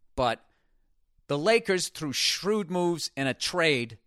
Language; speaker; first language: English; native; English